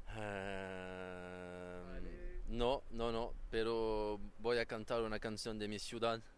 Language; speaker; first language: Spanish; non-native, learner; French